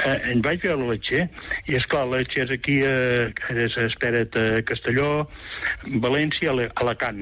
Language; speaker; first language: Catalan; native; Catalan